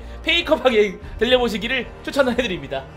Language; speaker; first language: Korean; native; Korean